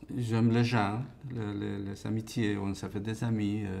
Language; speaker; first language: French; non-native, fluent; Spanish